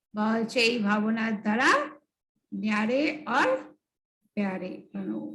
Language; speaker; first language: Hindi; non-native, local second language; Bangla